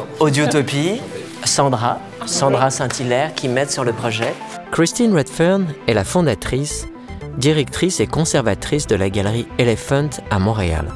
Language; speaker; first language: French; native; French